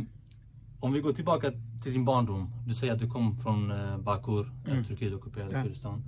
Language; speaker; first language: Swedish; native; Swedish